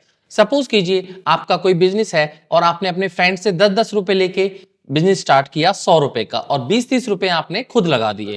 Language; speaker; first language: Hindi; native; Hindi